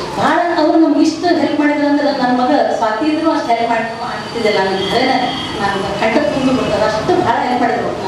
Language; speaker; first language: Kannada; native; Kannada